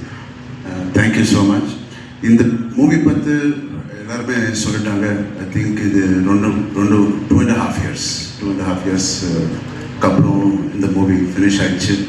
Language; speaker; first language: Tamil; non-native, learner; Telugu